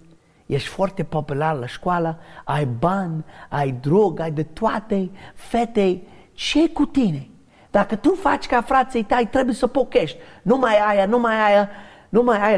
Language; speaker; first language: Romanian; non-native, learner; English